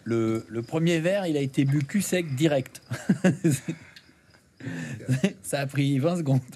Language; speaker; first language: French; native; French